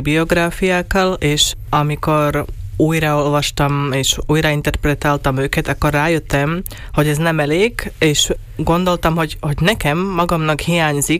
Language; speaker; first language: Hungarian; non-native, local second language; Slovak